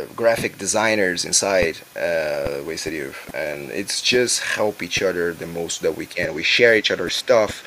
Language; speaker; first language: English; non-native, fluent; Portuguese